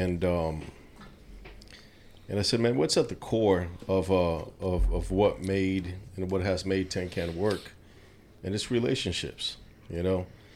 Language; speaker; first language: English; native; English